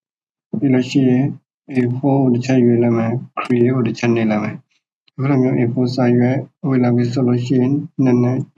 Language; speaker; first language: Burmese; native; Burmese